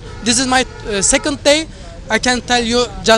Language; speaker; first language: English; non-native, learner; Turkish